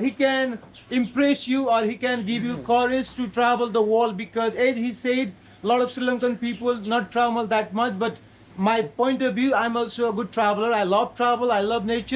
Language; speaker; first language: English; non-native, fluent; Nepali